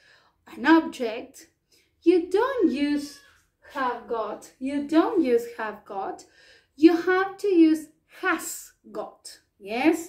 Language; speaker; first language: English; non-native, fluent; Spanish